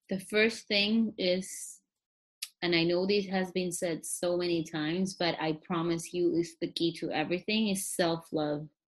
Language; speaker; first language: English; non-native, fluent; Spanish